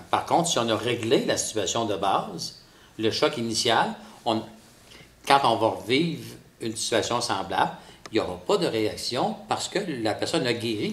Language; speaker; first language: French; native; French